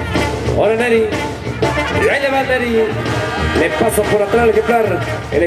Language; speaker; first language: Spanish; native; Spanish